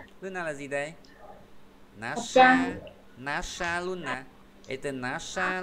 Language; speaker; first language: Russian; non-native, fluent; Vietnamese